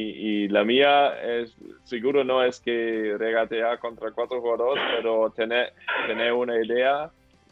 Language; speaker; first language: Spanish; non-native, fluent; German